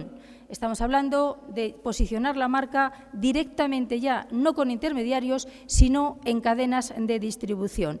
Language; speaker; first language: Spanish; native; Spanish